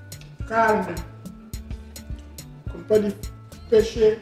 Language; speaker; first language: Italian; non-native, learner; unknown